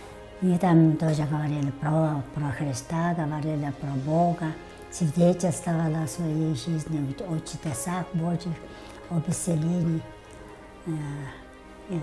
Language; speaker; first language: Russian; non-native, local second language; Tuvinian